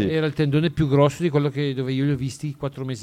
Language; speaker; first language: Italian; native; Italian